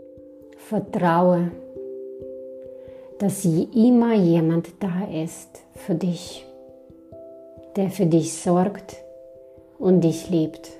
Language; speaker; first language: German; non-native, fluent; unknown